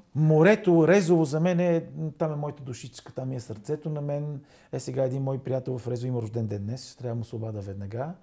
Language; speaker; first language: Bulgarian; native; Bulgarian